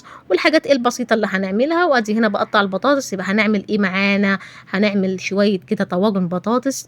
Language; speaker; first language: Arabic; native; Arabic